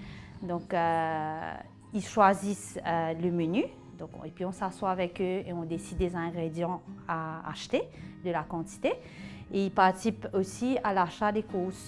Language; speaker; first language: French; native; French